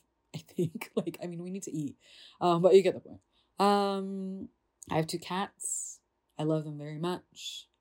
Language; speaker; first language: English; non-native, fluent; Indonesian